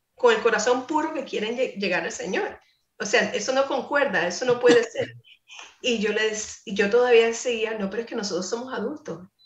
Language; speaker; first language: Spanish; non-native, fluent; English